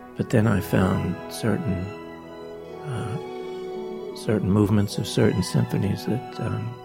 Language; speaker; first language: English; native; English